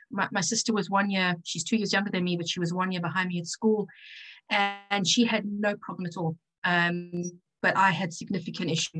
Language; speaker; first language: English; native; English